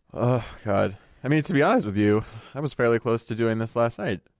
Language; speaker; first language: English; native; English